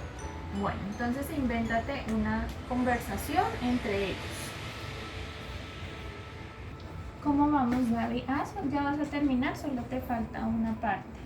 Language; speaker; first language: Spanish; native; Spanish